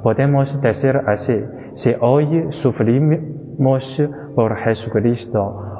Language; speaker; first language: Spanish; non-native, fluent; Chinese